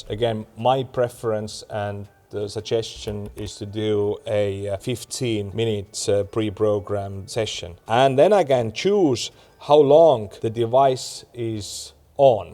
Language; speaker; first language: English; non-native, fluent; Estonian